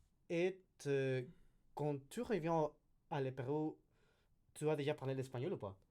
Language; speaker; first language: French; non-native, learner; Spanish